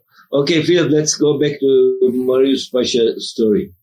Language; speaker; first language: English; non-native, fluent; Turkish